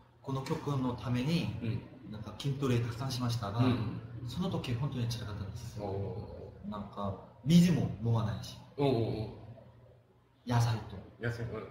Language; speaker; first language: Japanese; non-native, fluent; Korean